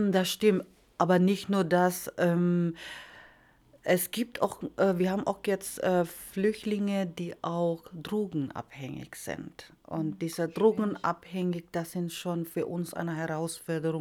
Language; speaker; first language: German; non-native, fluent; Iloko